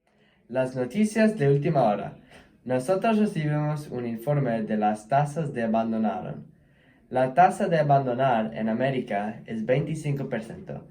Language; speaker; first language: Spanish; non-native, learner; English